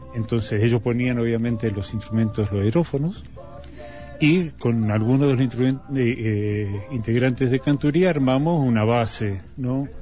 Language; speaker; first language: Spanish; native; Spanish